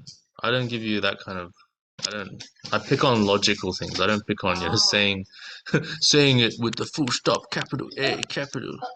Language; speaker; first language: English; native; English